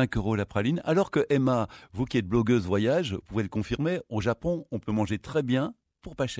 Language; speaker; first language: French; native; French